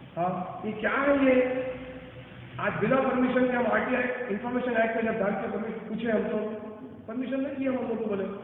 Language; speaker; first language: Urdu; native; Urdu